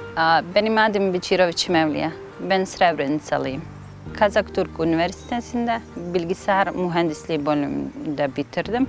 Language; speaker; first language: Turkish; non-native, learner; Bosnian